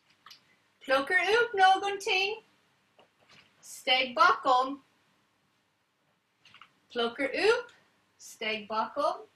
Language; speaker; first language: Swedish; non-native, learner; English